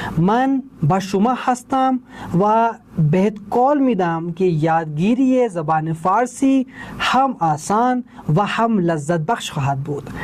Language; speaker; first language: Persian; non-native, fluent; Urdu